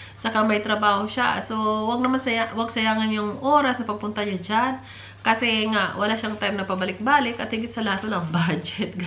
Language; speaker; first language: Filipino; non-native, local second language; Cebuano